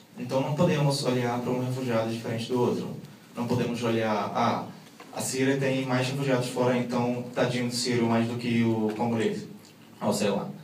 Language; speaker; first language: Portuguese; non-native, fluent; Arabic